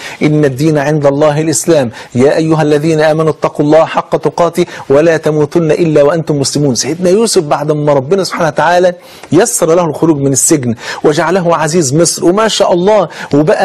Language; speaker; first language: Arabic; native; Arabic